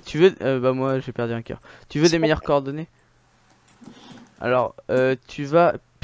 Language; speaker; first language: French; native; French